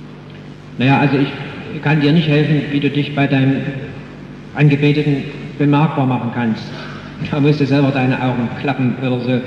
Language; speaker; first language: German; native; German